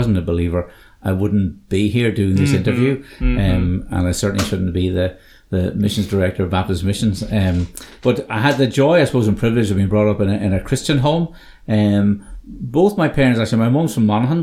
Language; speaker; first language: English; native; English